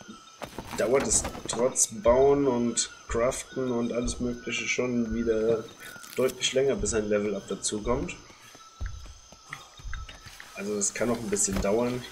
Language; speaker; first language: German; native; German